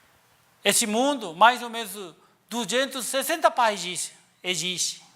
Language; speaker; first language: Portuguese; non-native, learner; Korean